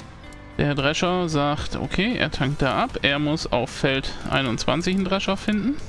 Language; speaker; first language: German; native; German